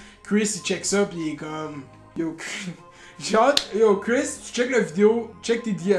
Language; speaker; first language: French; native; French